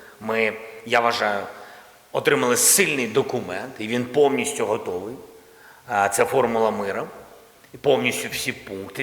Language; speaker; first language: Ukrainian; non-native, local second language; Russian